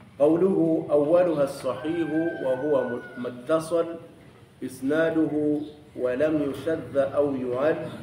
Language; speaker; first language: Arabic; non-native, fluent; Swahili